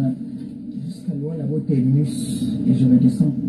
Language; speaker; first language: French; non-native, local second language; Lingala